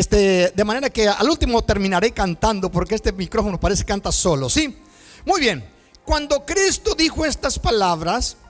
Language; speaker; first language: Spanish; native; Spanish